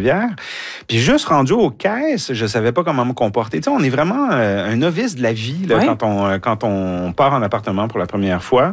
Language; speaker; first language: French; native; French